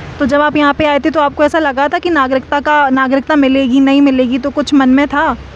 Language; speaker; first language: Hindi; native; Hindi